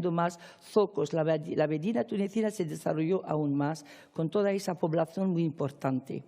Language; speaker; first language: Spanish; non-native, fluent; Arabic